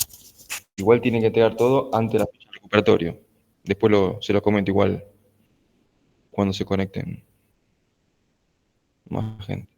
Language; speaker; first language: Spanish; native; Spanish